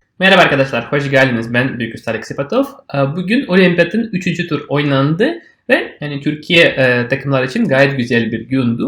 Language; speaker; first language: Turkish; non-native, fluent; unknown